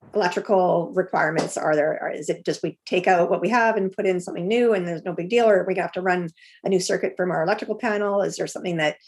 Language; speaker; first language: English; native; English